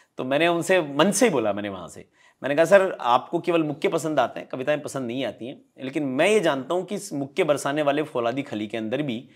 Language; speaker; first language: Hindi; native; Hindi